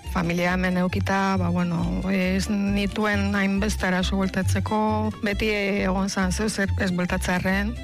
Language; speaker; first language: Basque; non-native, fluent; Romanian